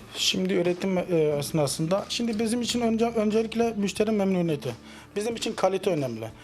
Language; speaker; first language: Turkish; native; Turkish